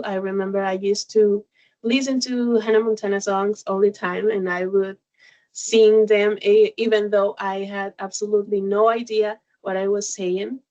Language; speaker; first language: English; non-native, learner; Spanish